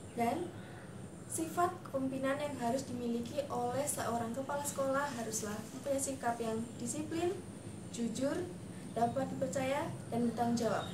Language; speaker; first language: Indonesian; native; Indonesian